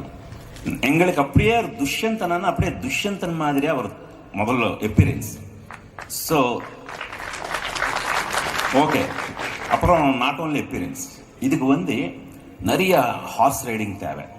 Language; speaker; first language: Tamil; non-native, fluent; Telugu